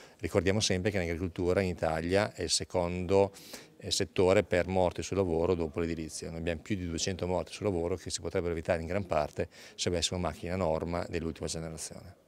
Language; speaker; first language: Italian; native; Italian